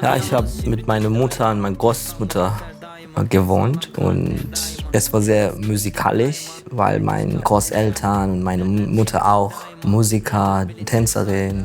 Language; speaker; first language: German; non-native, learner; Turkish